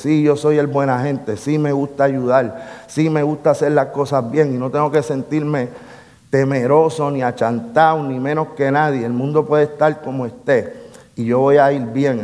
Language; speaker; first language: Spanish; native; Spanish